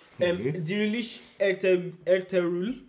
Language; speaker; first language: Turkish; non-native, learner; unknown